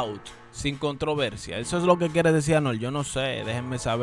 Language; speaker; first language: Spanish; native; Spanish